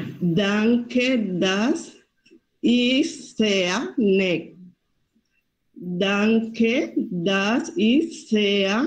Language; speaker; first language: German; non-native, learner; Spanish